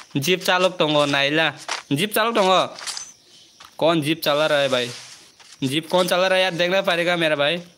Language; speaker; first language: Hindi; non-native, local second language; Kok Borok